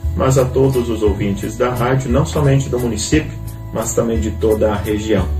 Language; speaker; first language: Portuguese; native; Portuguese